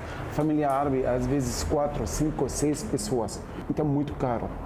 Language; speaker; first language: Portuguese; non-native, learner; Arabic